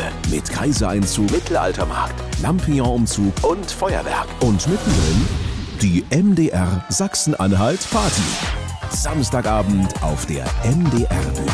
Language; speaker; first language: German; native; German